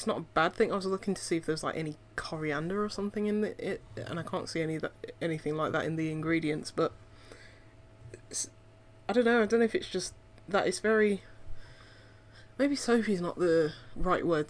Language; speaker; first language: English; native; English